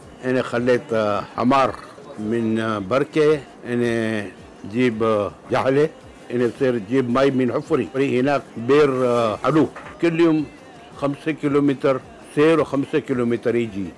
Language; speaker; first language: Arabic; non-native, local second language; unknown